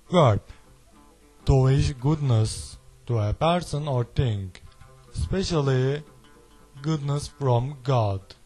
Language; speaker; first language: English; non-native, learner; Turkish